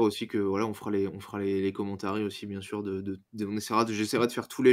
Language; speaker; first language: French; native; French